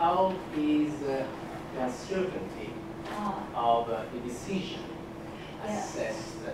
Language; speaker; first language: English; non-native, fluent; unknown